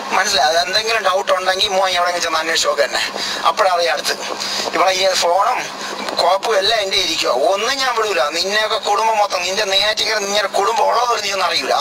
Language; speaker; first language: Malayalam; native; Malayalam